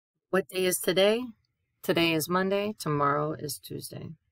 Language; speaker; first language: English; native; English